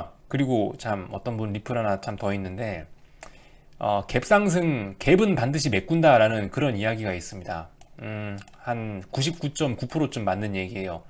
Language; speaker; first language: Korean; native; Korean